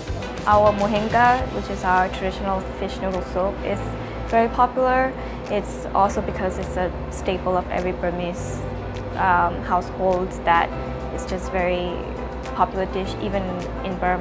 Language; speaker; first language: English; non-native, fluent; Burmese